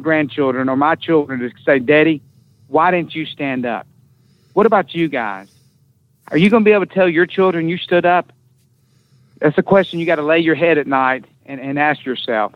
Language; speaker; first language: English; native; English